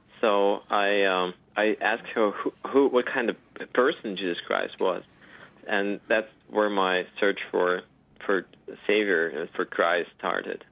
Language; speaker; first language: English; non-native, fluent; Ukrainian